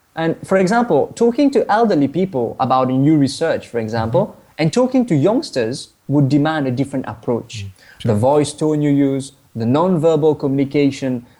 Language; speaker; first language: English; non-native, fluent; Morisyen